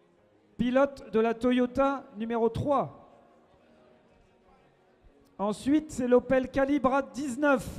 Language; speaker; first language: French; native; French